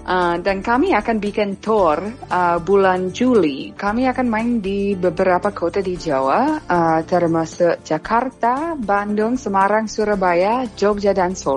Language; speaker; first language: Indonesian; non-native, fluent; English